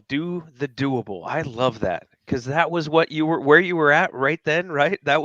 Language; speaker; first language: English; native; English